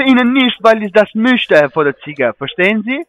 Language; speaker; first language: German; non-native, fluent; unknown